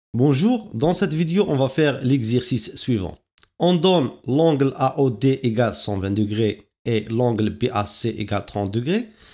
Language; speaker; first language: French; non-native, local second language; Arabic